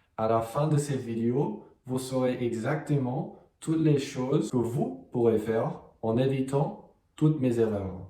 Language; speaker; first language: French; non-native, fluent; English